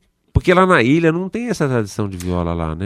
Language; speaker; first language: Portuguese; native; Portuguese